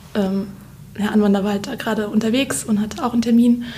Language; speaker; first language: German; native; German